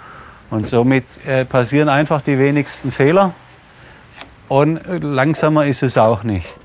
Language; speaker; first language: German; native; German